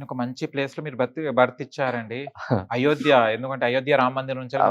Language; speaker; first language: Telugu; native; Telugu